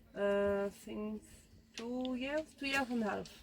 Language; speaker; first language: English; non-native, learner; French